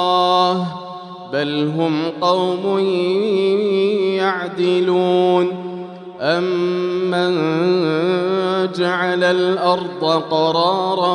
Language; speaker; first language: Arabic; native; Arabic